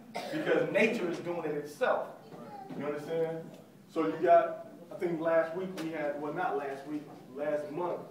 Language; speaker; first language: English; native; English